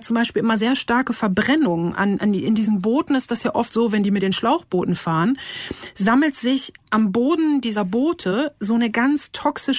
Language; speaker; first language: German; native; German